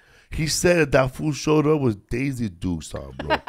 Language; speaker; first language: English; early bilingual, other home language; Spanish